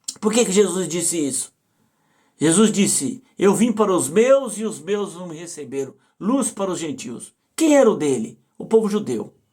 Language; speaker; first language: Portuguese; native; Portuguese